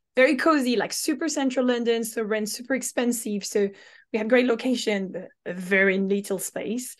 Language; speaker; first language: English; non-native, fluent; French